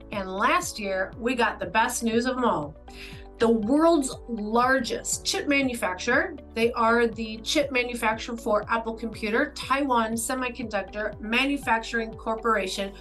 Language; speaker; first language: English; native; English